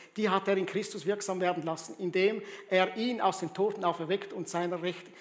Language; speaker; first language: German; early bilingual, heritage; German